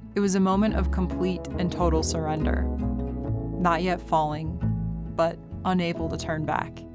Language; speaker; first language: English; native; English